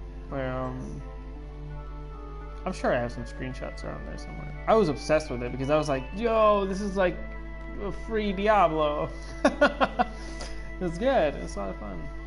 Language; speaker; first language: English; early bilingual, other home language; Spanish